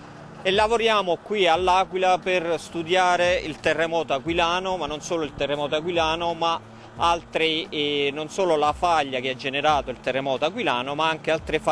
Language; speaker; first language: Italian; native; Italian